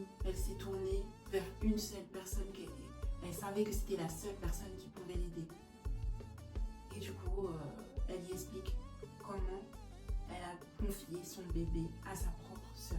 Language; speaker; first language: French; native; French